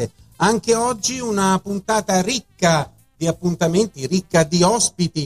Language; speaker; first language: Italian; native; Italian